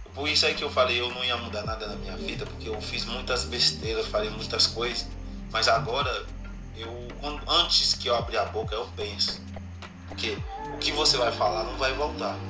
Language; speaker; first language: Portuguese; non-native, fluent; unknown